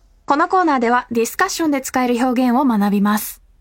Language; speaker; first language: Japanese; native; Japanese